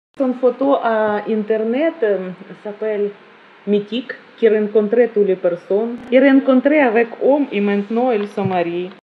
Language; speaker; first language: French; non-native, learner; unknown